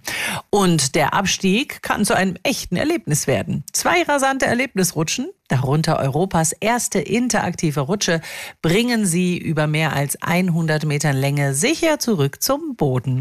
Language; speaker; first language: German; native; German